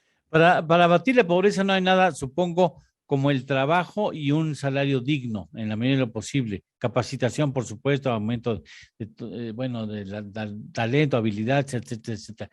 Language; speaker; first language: Spanish; native; Spanish